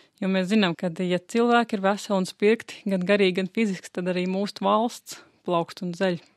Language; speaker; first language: Latvian; native; Latvian